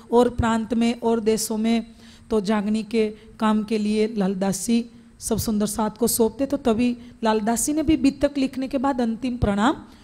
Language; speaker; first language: Hindi; non-native, local second language; Gujarati